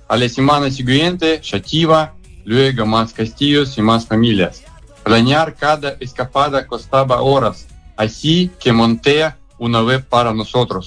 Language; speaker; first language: Spanish; non-native, fluent; Russian